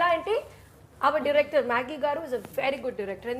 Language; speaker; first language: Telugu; non-native, learner; Malayalam